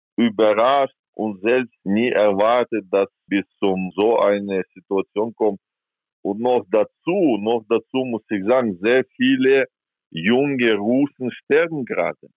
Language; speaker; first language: German; non-native, fluent; Ukrainian